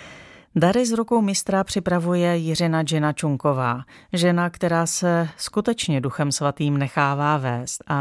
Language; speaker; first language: Czech; native; Czech